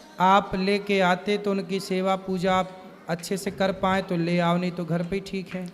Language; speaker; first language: Hindi; native; Hindi